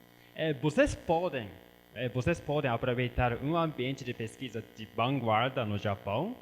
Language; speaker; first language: Portuguese; non-native, fluent; Japanese